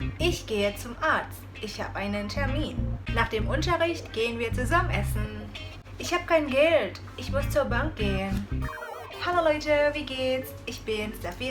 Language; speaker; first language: German; non-native, fluent; Indonesian